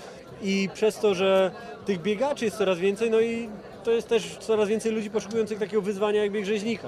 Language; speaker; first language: Polish; native; Polish